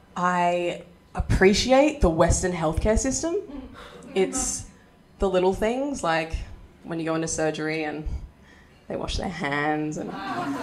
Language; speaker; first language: English; native; English